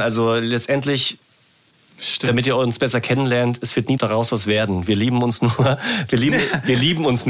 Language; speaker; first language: German; native; German